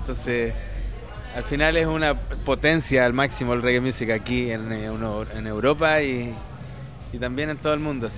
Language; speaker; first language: Spanish; native; Spanish